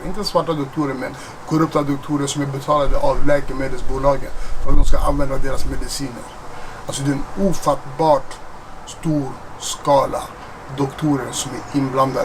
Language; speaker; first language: Swedish; non-native, fluent; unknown